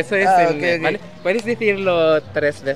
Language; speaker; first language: Spanish; non-native, fluent; Filipino